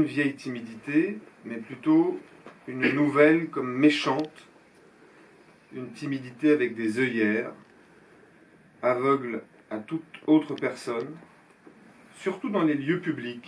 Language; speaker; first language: French; native; French